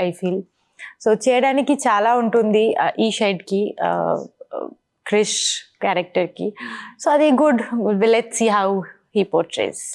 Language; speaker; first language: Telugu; non-native, learner; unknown